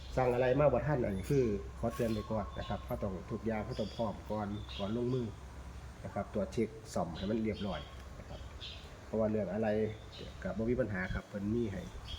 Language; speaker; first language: Thai; native; Thai